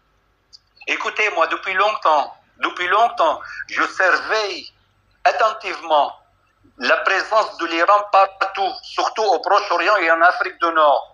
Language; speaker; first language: French; non-native, fluent; Arabic